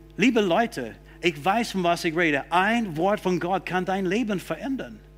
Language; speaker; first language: German; non-native, fluent; English